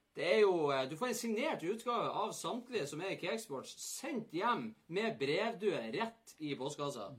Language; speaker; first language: Norwegian; native; Norwegian